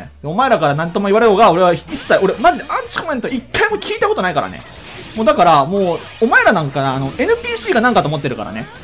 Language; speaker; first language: Japanese; native; Japanese